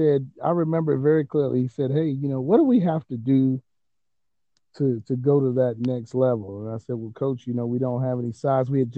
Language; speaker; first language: English; native; English